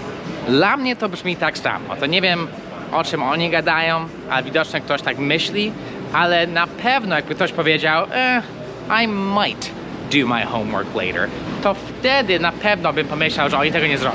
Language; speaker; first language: Polish; non-native, fluent; English